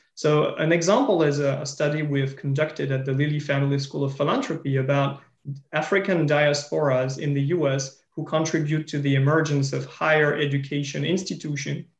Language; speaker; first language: English; non-native, fluent; French